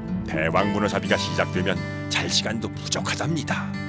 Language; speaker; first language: Korean; native; Korean